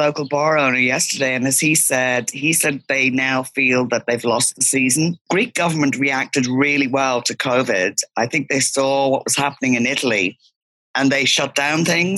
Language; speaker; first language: English; native; English